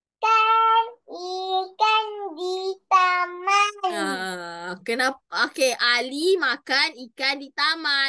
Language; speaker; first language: Malay; native; Malay